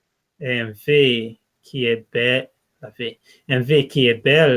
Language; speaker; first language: French; non-native, learner; English